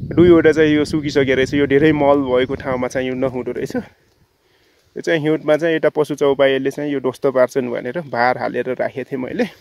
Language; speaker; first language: Nepali; non-native, local second language; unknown